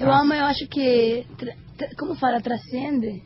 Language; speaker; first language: Portuguese; non-native, learner; Spanish